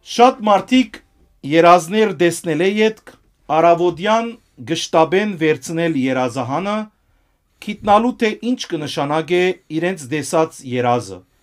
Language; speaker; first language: Armenian; native; Armenian